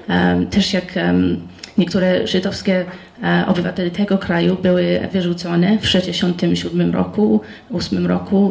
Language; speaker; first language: Polish; non-native, fluent; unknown